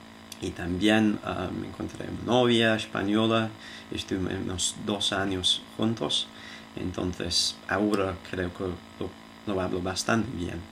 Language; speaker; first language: Spanish; non-native, fluent; English